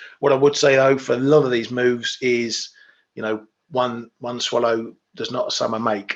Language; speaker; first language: English; native; English